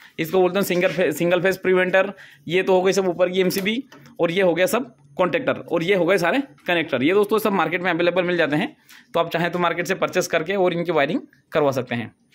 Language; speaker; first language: Hindi; native; Hindi